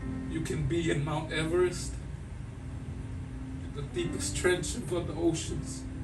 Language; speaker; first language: English; early bilingual, other home language; Spanish